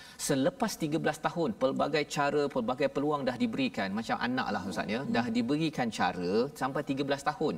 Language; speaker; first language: Malay; native; Malay